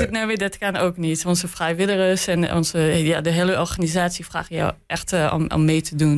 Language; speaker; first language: Dutch; non-native, learner; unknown